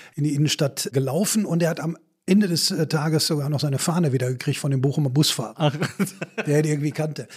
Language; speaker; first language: German; native; German